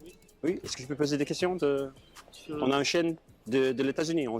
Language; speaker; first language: French; non-native, learner; English